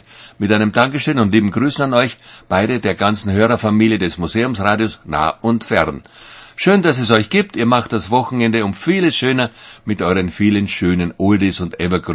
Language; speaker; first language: German; native; German